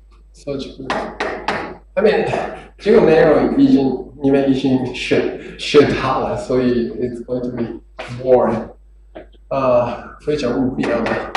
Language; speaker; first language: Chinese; non-native, learner; Japanese